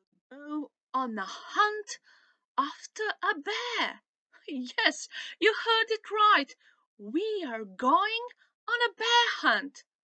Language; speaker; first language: English; non-native, fluent; Slovenian